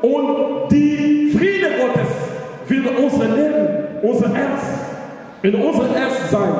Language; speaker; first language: German; non-native, learner; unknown